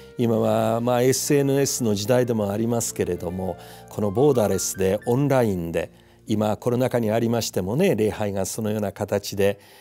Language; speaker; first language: Japanese; native; Japanese